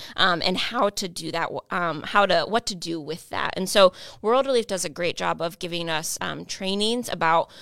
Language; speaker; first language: English; native; English